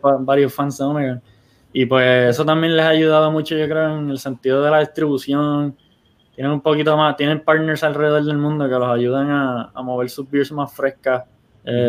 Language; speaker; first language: Spanish; early bilingual, heritage; Spanish